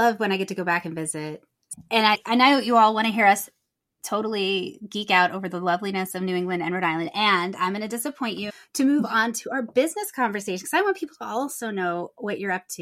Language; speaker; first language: English; native; English